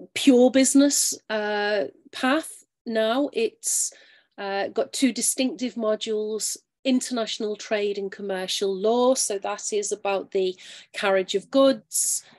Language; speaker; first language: English; native; English